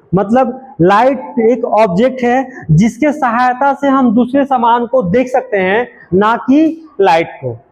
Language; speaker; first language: Hindi; native; Hindi